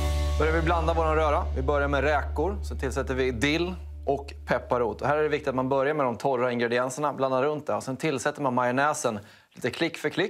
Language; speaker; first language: Swedish; native; Swedish